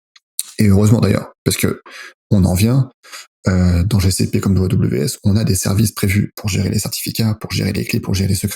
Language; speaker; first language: French; native; French